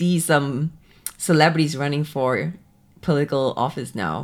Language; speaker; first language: English; native; English